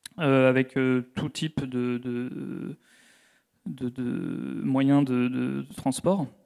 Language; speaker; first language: French; native; French